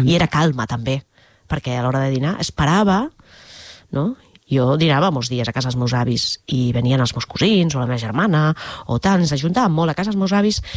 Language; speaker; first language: Catalan; non-native, local second language; Spanish